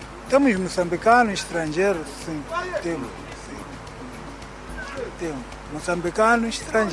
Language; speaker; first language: Portuguese; non-native, local second language; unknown